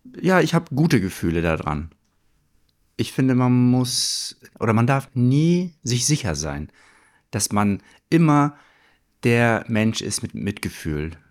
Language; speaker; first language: German; early bilingual, other home language; Turkish